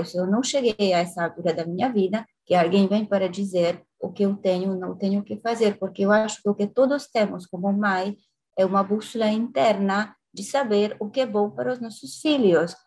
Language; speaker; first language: Portuguese; non-native, fluent; French